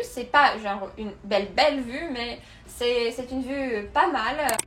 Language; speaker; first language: French; non-native, fluent; Russian